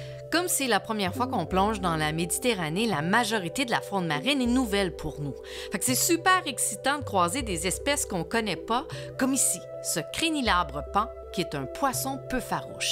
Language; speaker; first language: French; native; French